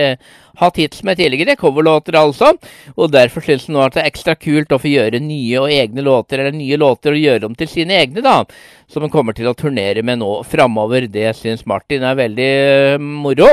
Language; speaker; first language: Norwegian; native; Norwegian